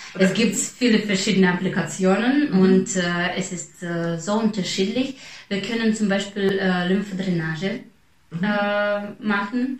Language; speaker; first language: German; non-native, fluent; Russian